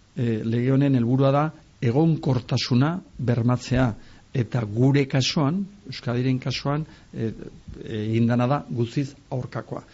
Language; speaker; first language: Basque; native; Basque